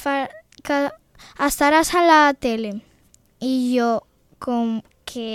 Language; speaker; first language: Catalan; early bilingual, other home language; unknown